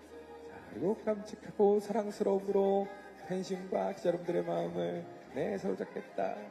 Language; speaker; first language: Korean; native; Korean